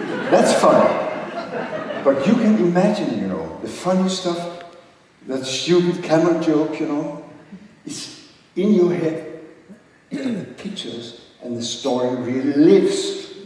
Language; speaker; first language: English; non-native, fluent; Danish